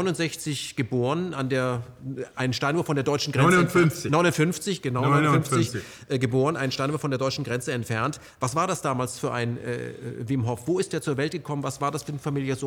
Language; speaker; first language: German; native; German